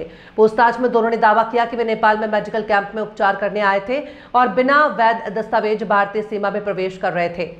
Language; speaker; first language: Hindi; native; Hindi